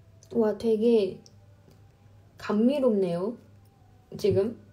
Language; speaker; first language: Korean; non-native, fluent; Chinese